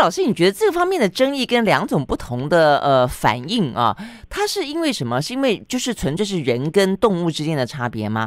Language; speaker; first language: Chinese; native; Chinese